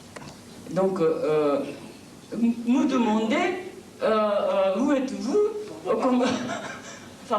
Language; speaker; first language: French; non-native, fluent; Japanese